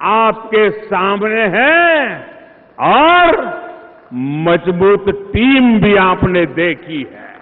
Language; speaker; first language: Hindi; non-native, local second language; Gujarati